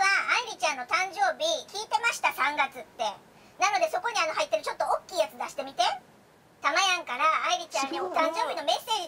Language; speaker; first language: Japanese; native; Japanese